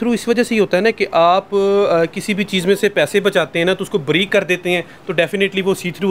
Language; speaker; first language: Urdu; native; Urdu